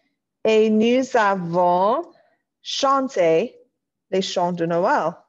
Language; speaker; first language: French; non-native, fluent; English